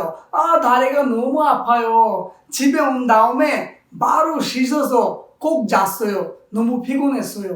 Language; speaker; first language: Korean; non-native, fluent; Bangla